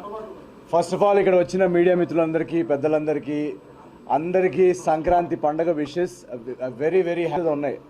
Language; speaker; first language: Telugu; native; Telugu